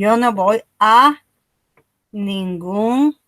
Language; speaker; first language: Spanish; non-native, fluent; English